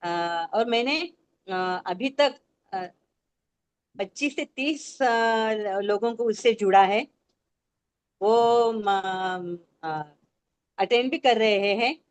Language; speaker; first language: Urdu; non-native, local second language; Marathi